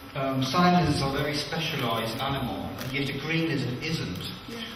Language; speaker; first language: English; native; English